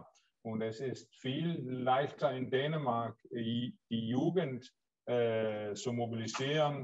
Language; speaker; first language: German; non-native, learner; Danish